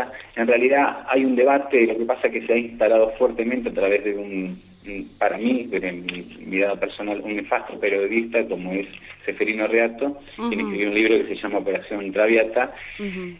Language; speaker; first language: Spanish; native; Spanish